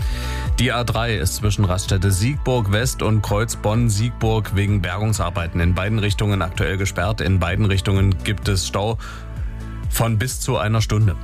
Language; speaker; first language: German; native; German